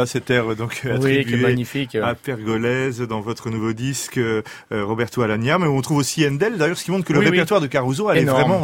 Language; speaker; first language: French; native; French